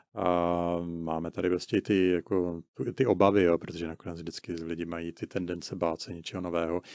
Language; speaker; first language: Czech; native; Czech